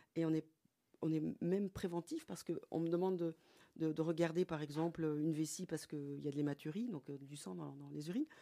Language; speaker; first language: French; native; French